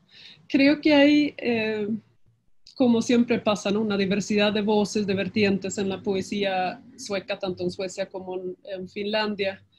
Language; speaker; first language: Spanish; non-native, fluent; Swedish